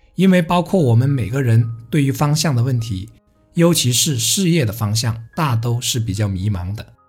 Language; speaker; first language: Chinese; non-native, local second language; Cantonese